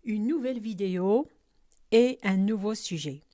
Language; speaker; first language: French; non-native, local second language; Arabic